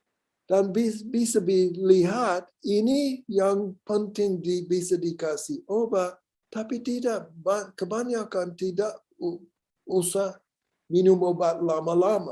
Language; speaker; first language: Indonesian; non-native, learner; English